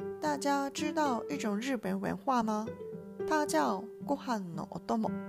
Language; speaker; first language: Chinese; non-native, learner; Japanese